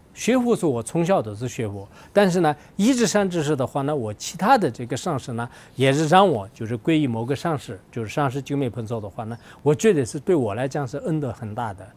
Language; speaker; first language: Chinese; non-native, local second language; Tibetan